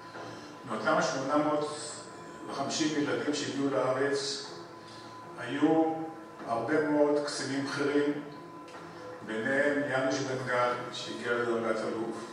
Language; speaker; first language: Hebrew; early bilingual, other home language; Polish